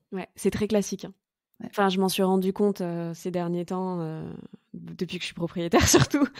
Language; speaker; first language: French; native; French